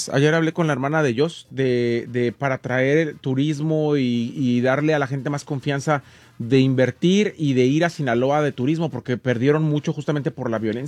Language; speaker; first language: Spanish; native; Spanish